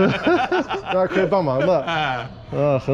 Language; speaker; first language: Chinese; non-native, fluent; English